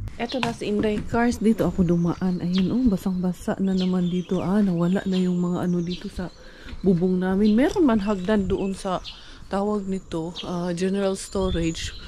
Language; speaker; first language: Filipino; non-native, local second language; Cebuano